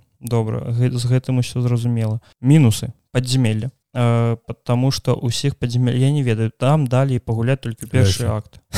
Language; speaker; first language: Belarusian; non-native, local second language; Russian